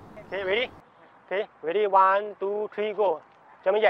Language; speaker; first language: English; non-native, local second language; Chinese